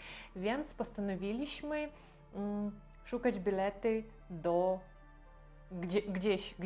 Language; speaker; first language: Polish; non-native, learner; Russian